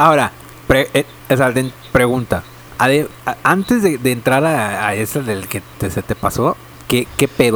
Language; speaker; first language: Spanish; native; Spanish